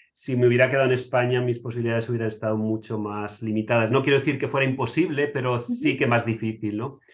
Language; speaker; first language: Spanish; native; Spanish